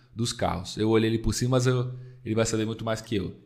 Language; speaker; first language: Portuguese; early bilingual, other home language; Spanish